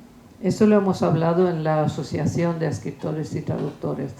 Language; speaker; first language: Spanish; non-native, fluent; Swedish